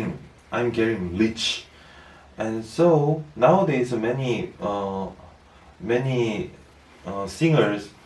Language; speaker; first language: English; non-native, learner; Korean